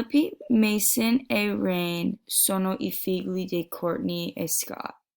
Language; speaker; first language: Italian; non-native, learner; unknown